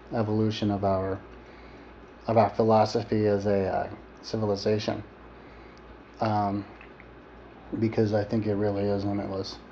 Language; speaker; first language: English; native; English